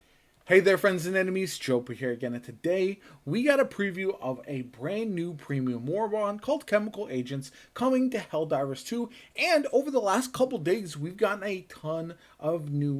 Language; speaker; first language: English; native; English